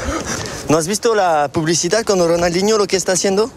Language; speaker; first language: Spanish; non-native, learner; French